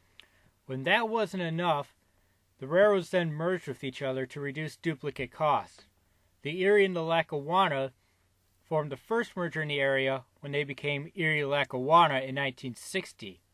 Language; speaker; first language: English; native; English